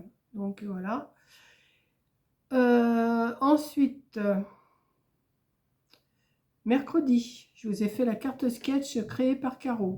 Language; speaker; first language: French; native; French